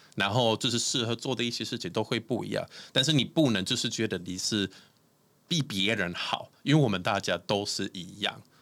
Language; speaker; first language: Chinese; non-native, fluent; Swedish